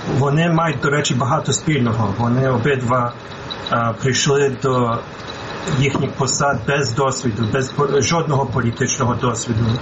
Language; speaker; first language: Ukrainian; non-native, fluent; English